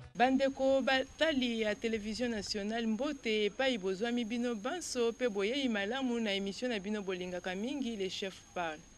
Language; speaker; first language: Lingala; native; Lingala